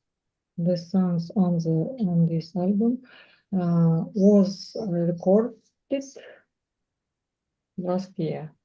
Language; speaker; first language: English; non-native, learner; Russian